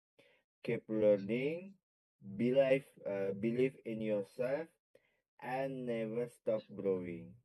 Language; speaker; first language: English; non-native, learner; Indonesian